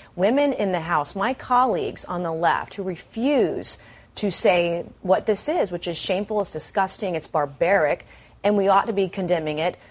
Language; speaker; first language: English; native; English